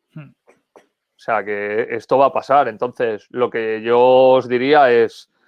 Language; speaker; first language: Spanish; native; Spanish